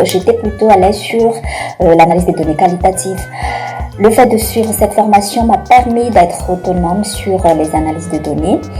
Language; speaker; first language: French; non-native, local second language; Malagasy